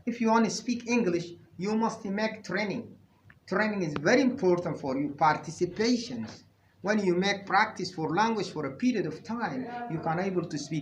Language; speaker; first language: English; non-native, fluent; Arabic